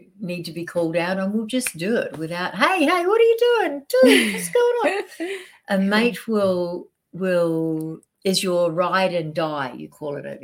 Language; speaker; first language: English; native; English